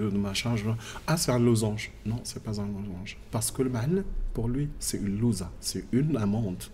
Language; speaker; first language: French; non-native, local second language; Tachelhit